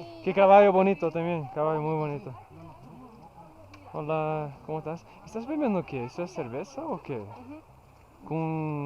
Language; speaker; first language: Spanish; non-native, learner; English